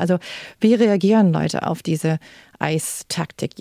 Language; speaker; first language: German; non-native, fluent; English